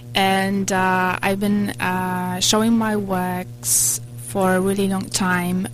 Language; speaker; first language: English; non-native, fluent; Polish